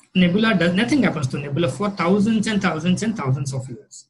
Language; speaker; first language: English; non-native, local second language; Marathi